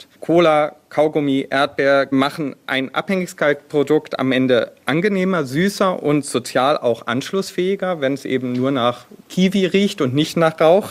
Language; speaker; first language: German; native; German